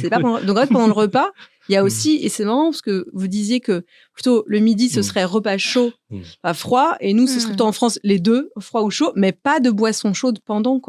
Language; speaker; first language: French; native; French